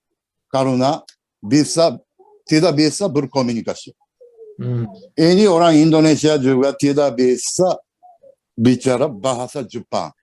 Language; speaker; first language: Indonesian; non-native, learner; Japanese